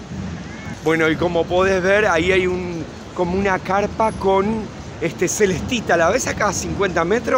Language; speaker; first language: Spanish; native; Spanish